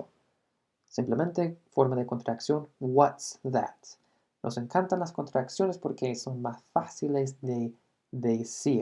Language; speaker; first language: Spanish; non-native, fluent; English